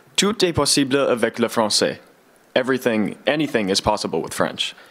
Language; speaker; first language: French; non-native, learner; English